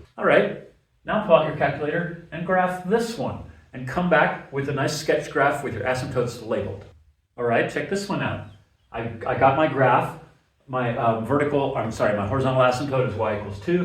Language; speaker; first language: English; native; English